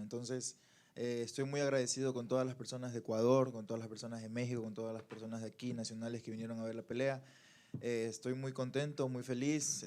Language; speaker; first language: Spanish; native; Spanish